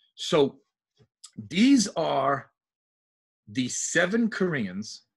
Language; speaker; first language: English; native; English